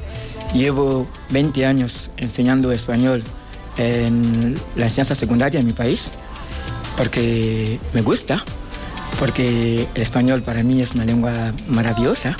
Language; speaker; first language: Spanish; non-native, fluent; Fang